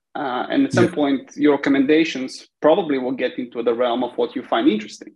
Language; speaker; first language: English; non-native, fluent; Bulgarian